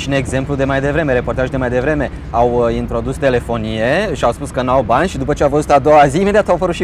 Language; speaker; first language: Romanian; native; Romanian